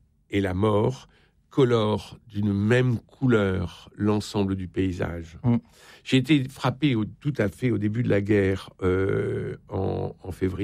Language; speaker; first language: French; native; French